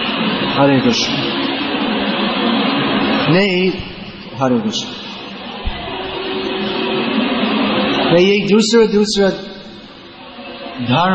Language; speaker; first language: Hindi; non-native, learner; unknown